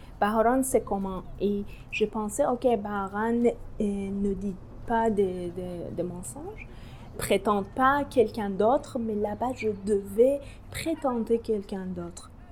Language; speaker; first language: French; non-native, learner; Persian